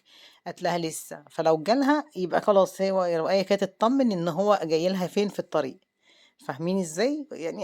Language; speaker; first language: Arabic; native; Arabic